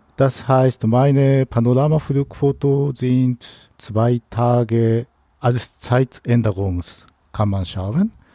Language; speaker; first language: German; non-native, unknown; Japanese